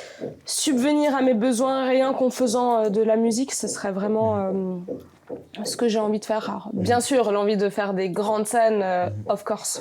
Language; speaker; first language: French; native; French